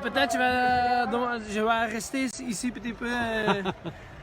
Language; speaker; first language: French; non-native, learner; Dutch